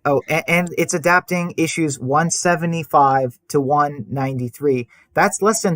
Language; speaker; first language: English; native; English